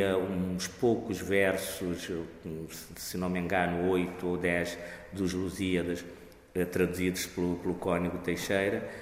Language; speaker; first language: Portuguese; non-native, local second language; Kabuverdianu